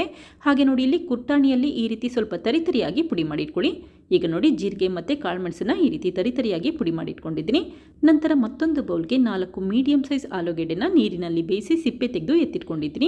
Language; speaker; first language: Kannada; native; Kannada